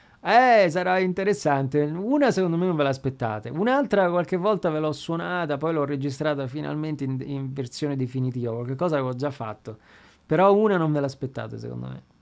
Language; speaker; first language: Italian; native; Italian